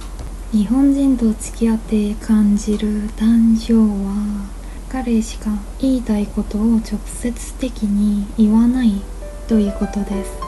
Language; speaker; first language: Japanese; non-native, fluent; Korean